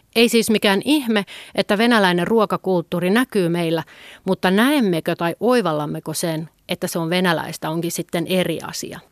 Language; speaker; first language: Finnish; native; Finnish